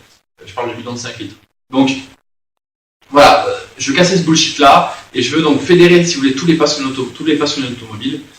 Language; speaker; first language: French; native; French